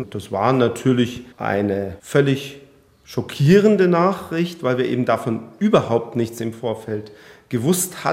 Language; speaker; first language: German; native; German